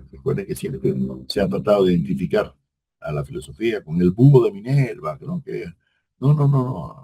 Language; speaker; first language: Spanish; native; Spanish